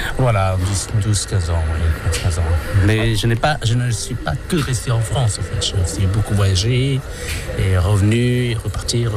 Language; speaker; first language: French; non-native, fluent; Khmer